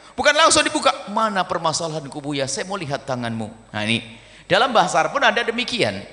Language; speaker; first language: Indonesian; non-native, fluent; Javanese